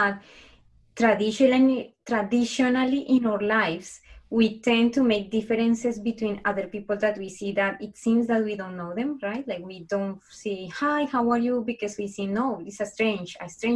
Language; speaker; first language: English; non-native, fluent; Spanish